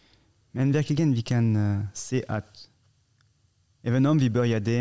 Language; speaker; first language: Swedish; non-native, fluent; French